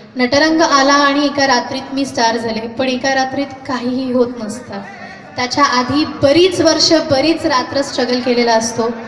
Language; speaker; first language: Marathi; non-native, local second language; Hindi